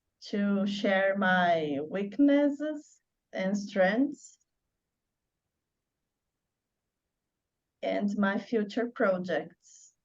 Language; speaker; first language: English; non-native, learner; Portuguese